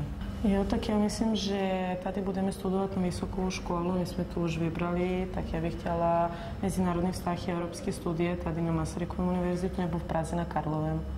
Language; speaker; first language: Czech; non-native, learner; Serbian